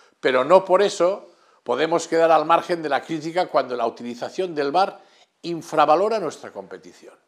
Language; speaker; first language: Spanish; non-native, local second language; Catalan